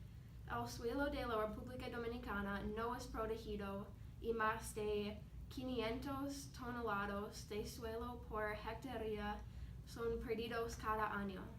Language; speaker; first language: Spanish; non-native, learner; English